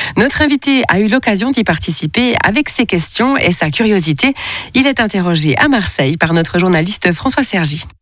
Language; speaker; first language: French; native; French